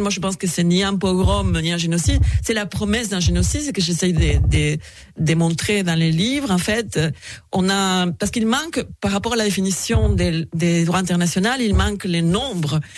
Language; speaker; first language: French; non-native, fluent; Spanish